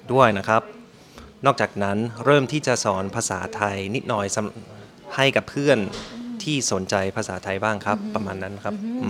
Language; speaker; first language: Thai; non-native, fluent; German